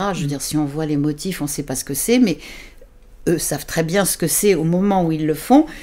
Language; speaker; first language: French; native; French